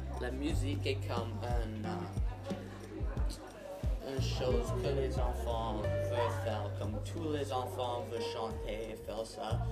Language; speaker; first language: French; non-native, learner; English